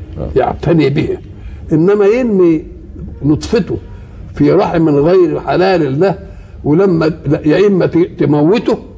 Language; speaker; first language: Arabic; native; Arabic